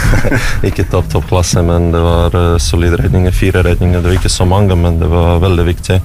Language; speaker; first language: Norwegian; non-native, fluent; Russian